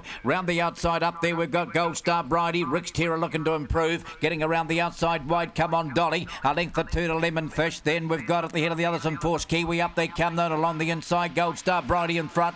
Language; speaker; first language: English; native; English